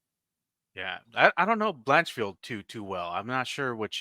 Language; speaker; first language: English; native; English